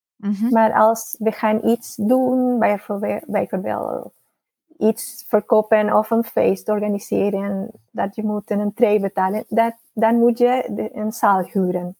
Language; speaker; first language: Dutch; non-native, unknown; Spanish